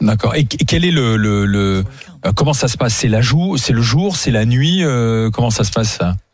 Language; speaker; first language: French; native; French